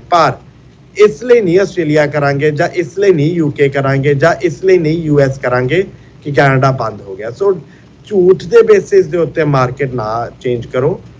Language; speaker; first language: Punjabi; early bilingual, heritage; Punjabi